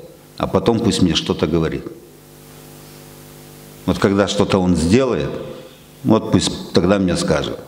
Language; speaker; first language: Russian; native; Russian